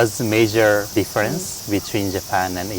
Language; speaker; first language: English; non-native, learner; Japanese